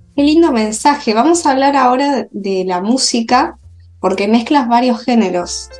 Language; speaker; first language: Spanish; native; Spanish